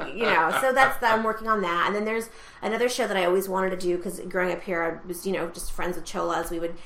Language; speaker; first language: English; native; English